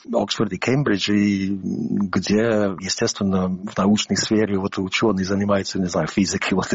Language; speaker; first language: Russian; non-native, fluent; English